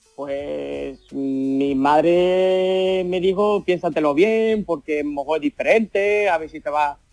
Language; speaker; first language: Spanish; early bilingual, heritage; Spanish